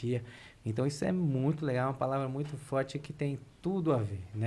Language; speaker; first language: Portuguese; native; Portuguese